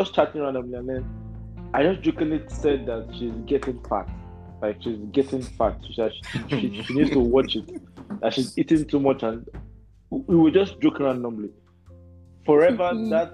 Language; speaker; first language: English; non-native, local second language; Yoruba